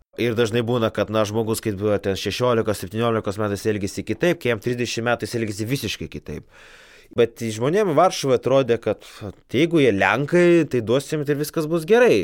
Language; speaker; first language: Lithuanian; non-native, local second language; Polish